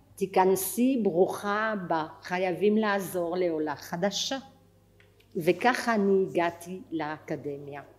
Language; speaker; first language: Hebrew; non-native, fluent; French